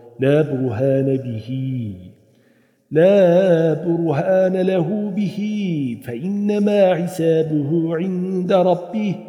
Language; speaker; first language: Arabic; non-native, fluent; Turkish